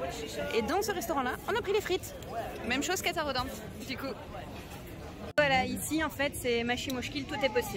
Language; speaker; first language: French; native; French